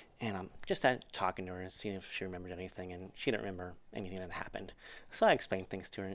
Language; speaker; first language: English; native; English